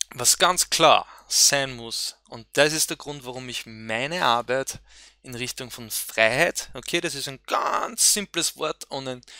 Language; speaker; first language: German; native; German